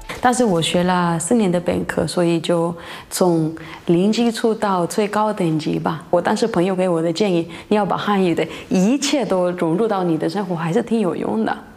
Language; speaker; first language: Chinese; non-native, fluent; Spanish